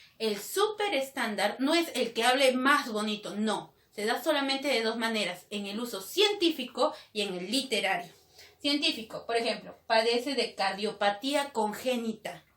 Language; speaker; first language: Spanish; native; Spanish